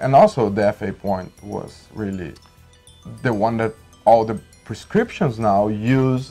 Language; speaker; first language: English; non-native, fluent; Portuguese